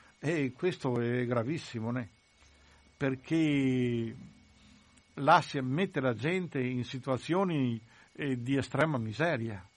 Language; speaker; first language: Italian; native; Italian